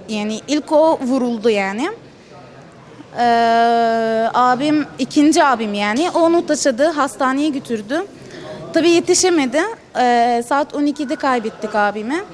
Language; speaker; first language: Turkish; non-native, fluent; Arabic